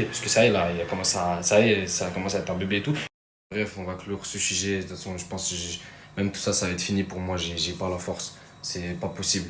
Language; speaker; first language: French; native; French